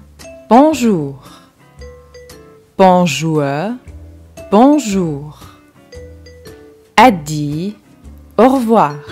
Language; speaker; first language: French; non-native, local second language; Luxembourgish